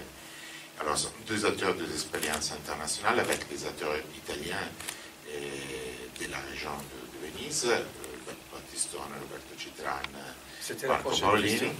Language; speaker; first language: French; non-native, fluent; Italian